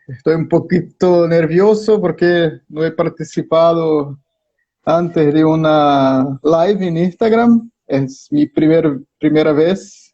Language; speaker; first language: Spanish; non-native, fluent; Portuguese